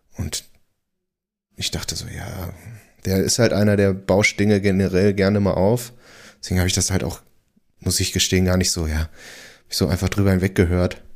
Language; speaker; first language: German; early bilingual, other home language; Portuguese